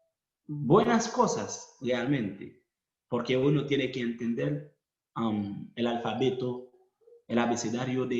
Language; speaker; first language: Spanish; non-native, fluent; Haitian Creole